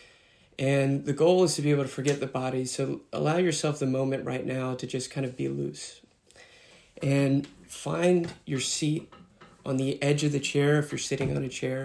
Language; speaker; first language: English; native; English